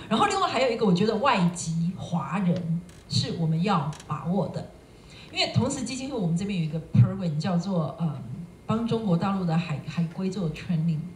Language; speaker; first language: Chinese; native; Chinese